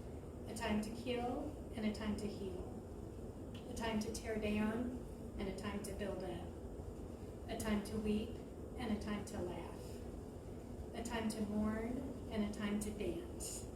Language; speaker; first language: English; native; English